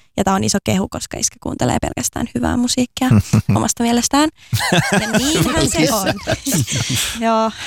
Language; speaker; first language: Finnish; native; Finnish